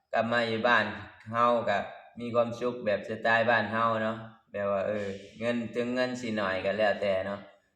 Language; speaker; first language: Lao; native; Lao